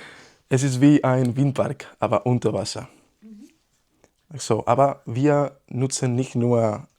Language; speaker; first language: German; non-native, learner; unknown